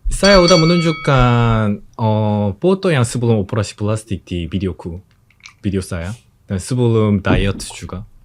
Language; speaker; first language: Indonesian; non-native, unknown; Korean